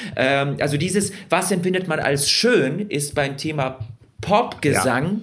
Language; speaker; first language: German; early bilingual, other home language; Russian